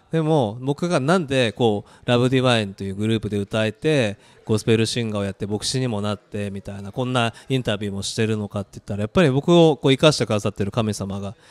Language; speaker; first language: Japanese; early bilingual, other home language; Korean